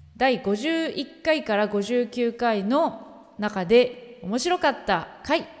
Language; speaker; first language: Japanese; native; Japanese